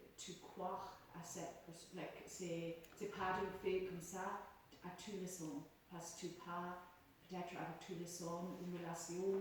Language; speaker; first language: French; non-native, learner; English